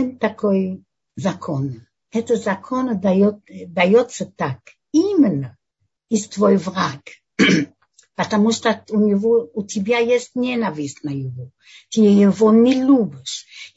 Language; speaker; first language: Russian; non-native, learner; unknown